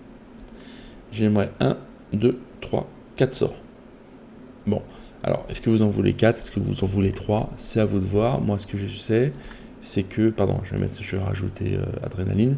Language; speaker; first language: French; native; French